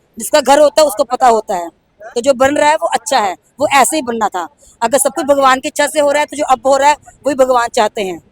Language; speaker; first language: Hindi; native; Hindi